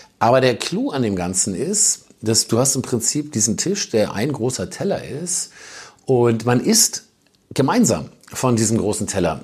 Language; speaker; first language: German; native; German